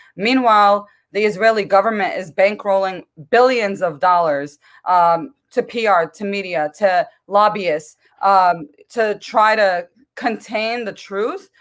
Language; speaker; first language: English; early bilingual, other home language; Arabic